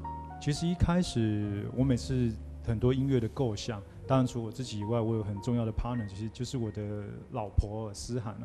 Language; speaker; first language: Chinese; native; Chinese